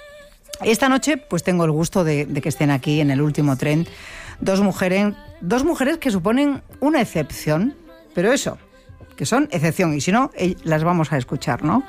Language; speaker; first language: Spanish; native; Spanish